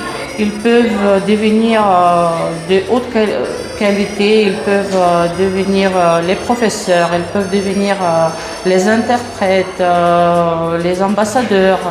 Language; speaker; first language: French; non-native, fluent; Russian